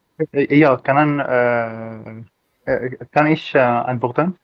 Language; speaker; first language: German; non-native, learner; Arabic